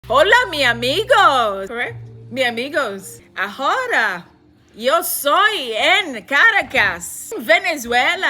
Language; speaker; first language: Spanish; non-native, learner; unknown